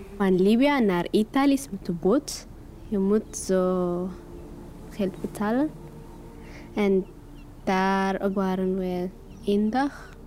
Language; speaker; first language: Dutch; non-native, learner; Tigrinya